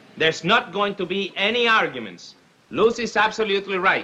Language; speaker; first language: English; non-native, fluent; Spanish